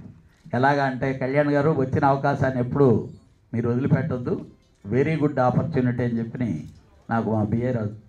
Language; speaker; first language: Telugu; native; Telugu